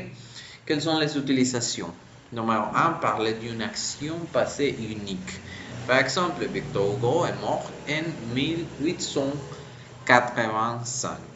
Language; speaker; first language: French; non-native, fluent; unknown